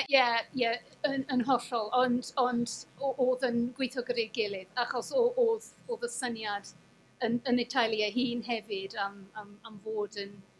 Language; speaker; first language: Welsh; non-native, fluent; English